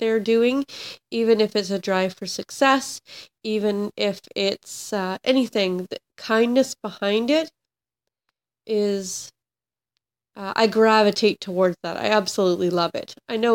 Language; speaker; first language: English; native; English